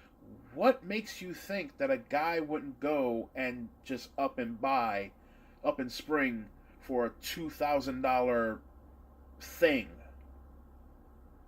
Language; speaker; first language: English; native; English